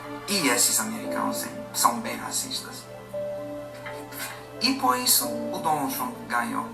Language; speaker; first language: Portuguese; non-native, fluent; English